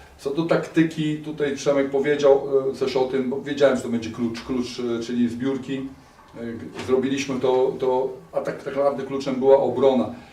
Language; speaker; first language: Polish; native; Polish